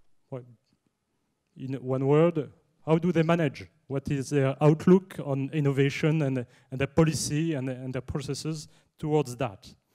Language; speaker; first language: English; non-native, fluent; French